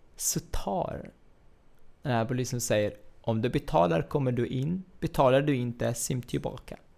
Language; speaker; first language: Swedish; non-native, fluent; Arabic